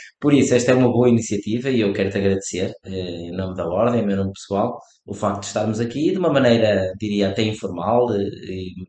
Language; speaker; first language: Portuguese; native; Portuguese